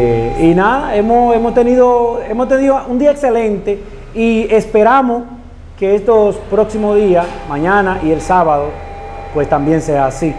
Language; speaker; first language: Spanish; native; Spanish